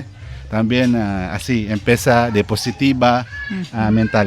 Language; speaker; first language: Spanish; non-native, learner; Filipino